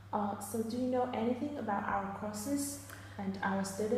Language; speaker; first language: English; non-native, fluent; Vietnamese